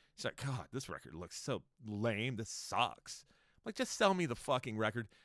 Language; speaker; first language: English; native; English